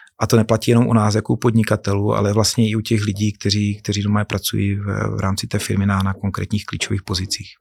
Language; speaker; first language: Czech; native; Czech